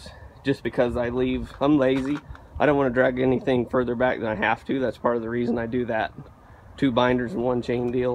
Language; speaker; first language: English; native; English